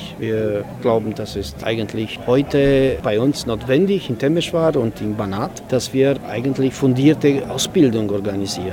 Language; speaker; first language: German; non-native, fluent; Romanian